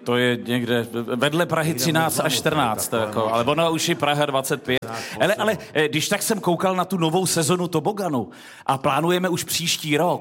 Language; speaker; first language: Czech; native; Czech